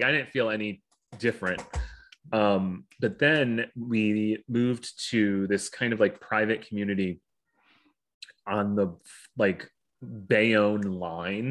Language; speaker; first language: English; native; English